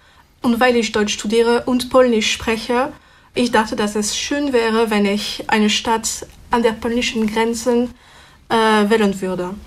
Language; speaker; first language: German; non-native, fluent; French